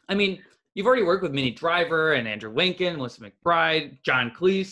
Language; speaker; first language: English; native; English